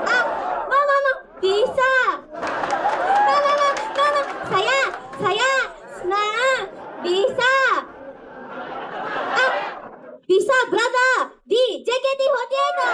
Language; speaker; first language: Indonesian; non-native, learner; Japanese